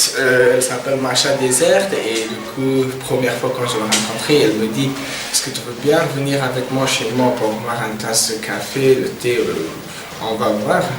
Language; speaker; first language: French; non-native, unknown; Persian